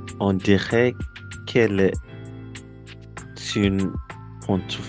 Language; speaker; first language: French; non-native, learner; Yoruba